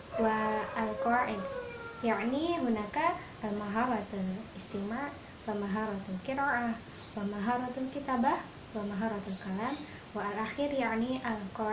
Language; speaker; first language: Arabic; non-native, learner; Indonesian